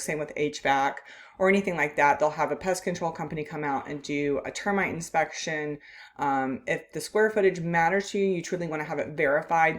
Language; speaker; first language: English; native; English